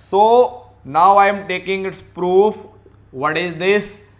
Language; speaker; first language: English; non-native, local second language; Hindi